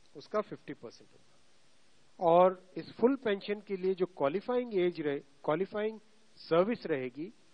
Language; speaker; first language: Hindi; native; Hindi